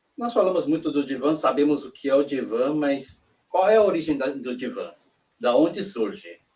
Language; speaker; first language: Portuguese; early bilingual, other home language; Korean